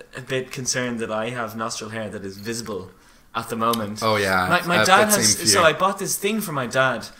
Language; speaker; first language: English; native; English